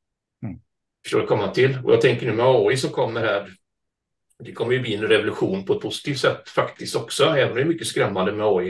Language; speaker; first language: Swedish; native; Swedish